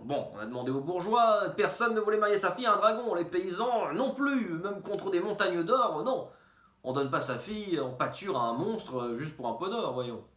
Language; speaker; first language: French; native; French